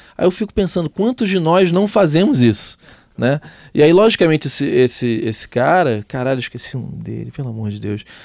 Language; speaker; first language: Portuguese; native; Portuguese